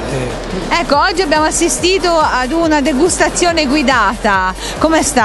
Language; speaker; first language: Italian; native; Italian